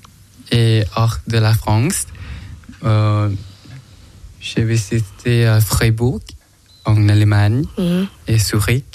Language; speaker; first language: French; non-native, learner; Thai